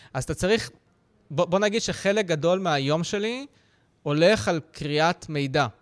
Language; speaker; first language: Hebrew; early bilingual, other home language; Russian